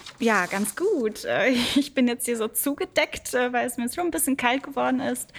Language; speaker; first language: German; early bilingual, other home language; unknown